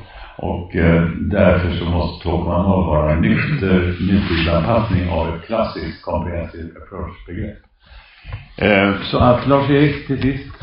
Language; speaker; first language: Swedish; native; Swedish